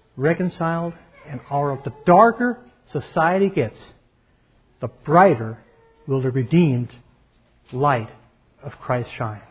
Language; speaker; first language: English; native; English